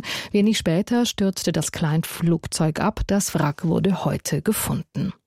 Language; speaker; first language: German; native; German